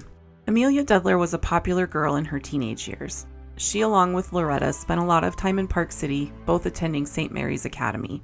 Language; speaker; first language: English; native; English